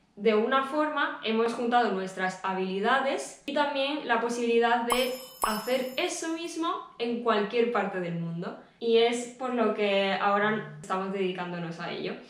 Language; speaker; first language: Spanish; early bilingual, other home language; Japanese